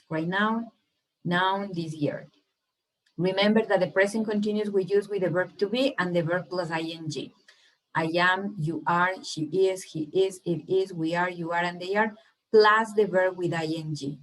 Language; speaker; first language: English; non-native, fluent; Spanish